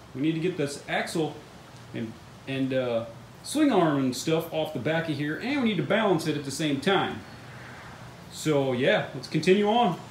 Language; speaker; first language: English; native; English